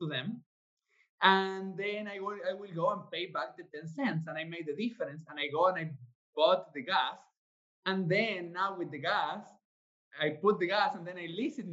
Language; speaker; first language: English; non-native, fluent; Spanish